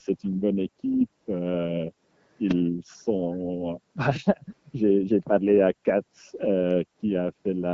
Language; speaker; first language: French; non-native, local second language; Dutch